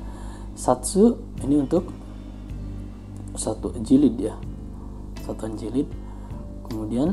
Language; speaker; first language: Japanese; non-native, fluent; Indonesian